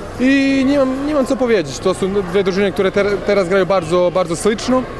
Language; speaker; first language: Polish; non-native, learner; Serbian